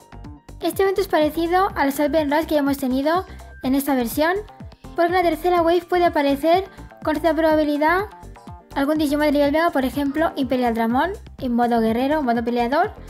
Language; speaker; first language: Spanish; native; Spanish